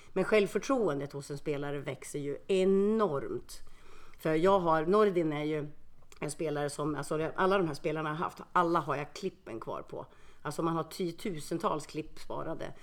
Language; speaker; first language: Swedish; early bilingual, other home language; Finnish